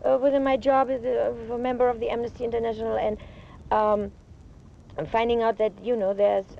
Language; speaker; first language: English; non-native, fluent; German